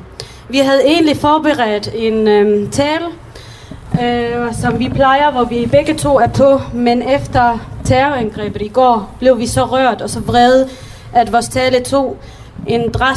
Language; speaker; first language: Danish; early bilingual, other home language; Arabic